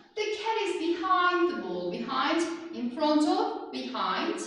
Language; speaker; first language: English; non-native, fluent; Turkish